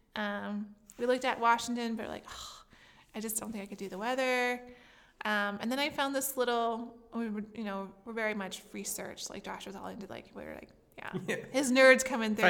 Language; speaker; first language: English; native; English